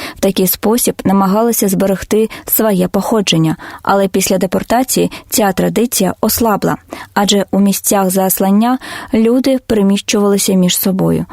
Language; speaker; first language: Ukrainian; non-native, local second language; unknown